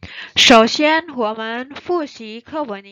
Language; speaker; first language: Chinese; non-native, fluent; Indonesian